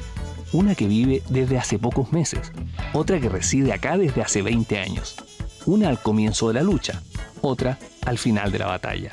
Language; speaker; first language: Spanish; native; Spanish